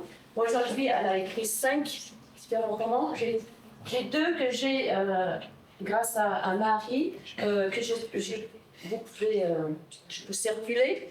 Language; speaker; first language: French; non-native, fluent; English